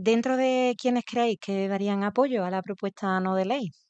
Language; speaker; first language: Spanish; native; Spanish